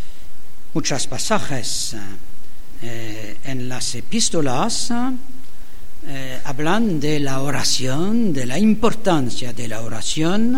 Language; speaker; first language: Spanish; non-native, learner; German